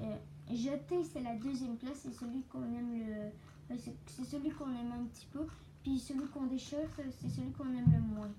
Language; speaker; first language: French; native; French